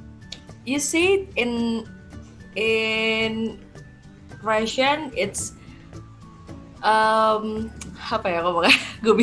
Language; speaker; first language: English; non-native, learner; Indonesian